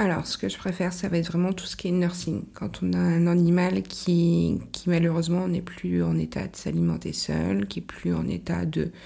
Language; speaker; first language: French; native; French